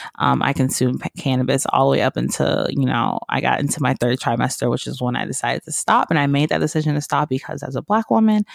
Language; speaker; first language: English; native; English